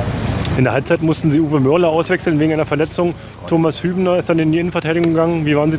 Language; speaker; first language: German; native; German